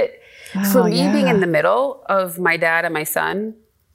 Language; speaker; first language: English; native; English